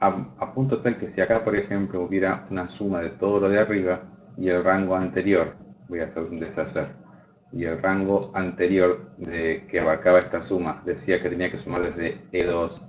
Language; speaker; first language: Spanish; native; Spanish